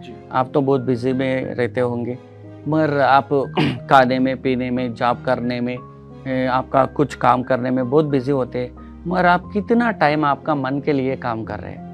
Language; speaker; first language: Hindi; non-native, local second language; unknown